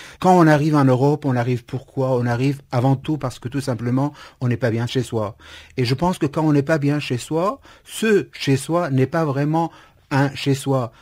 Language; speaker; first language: French; non-native, fluent; Kurdish